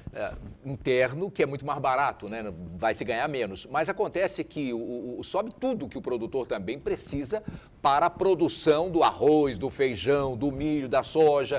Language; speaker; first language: Portuguese; native; Portuguese